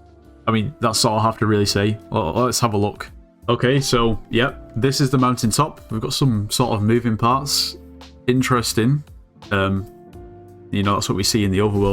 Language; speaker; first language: English; native; English